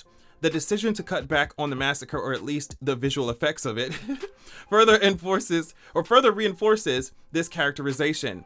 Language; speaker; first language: English; native; English